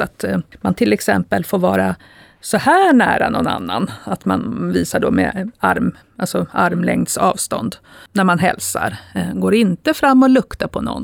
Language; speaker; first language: Swedish; native; Swedish